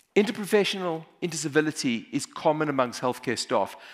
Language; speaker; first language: English; native; English